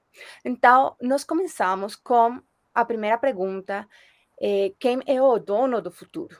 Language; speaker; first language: Portuguese; non-native, fluent; Spanish